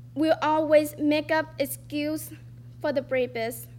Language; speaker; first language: English; non-native, fluent; Vietnamese